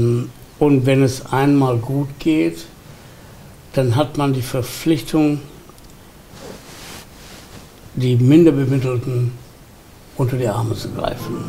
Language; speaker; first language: German; non-native, fluent; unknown